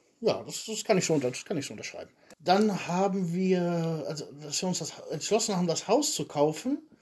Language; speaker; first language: German; native; German